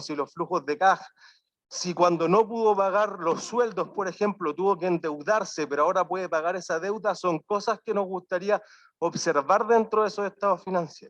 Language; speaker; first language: Spanish; native; Spanish